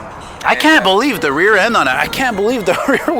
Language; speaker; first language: English; native; English